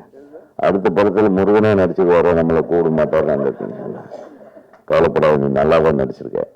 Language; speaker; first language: Tamil; native; Tamil